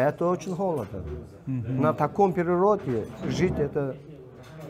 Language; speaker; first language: Russian; non-native, learner; Mongolian